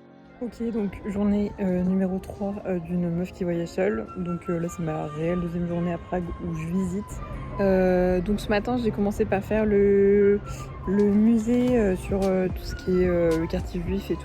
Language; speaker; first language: French; native; French